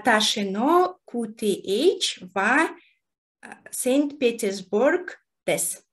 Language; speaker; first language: Japanese; non-native, learner; Russian